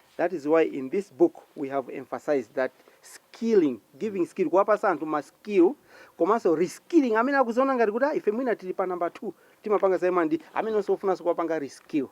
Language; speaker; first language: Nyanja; native; Nyanja